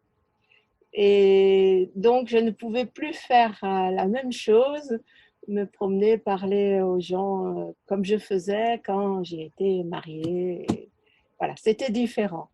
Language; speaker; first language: French; native; French